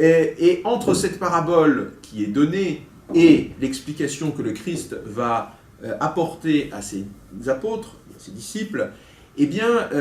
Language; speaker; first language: French; native; French